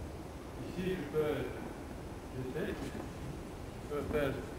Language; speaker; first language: French; non-native, learner; Romanian